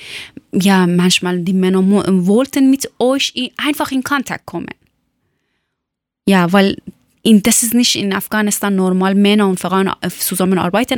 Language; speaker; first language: German; non-native, learner; Persian